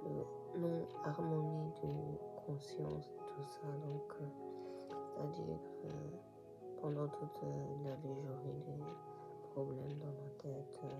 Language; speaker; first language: French; non-native, learner; Japanese